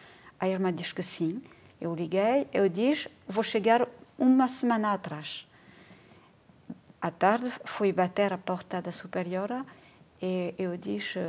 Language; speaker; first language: Portuguese; non-native, fluent; French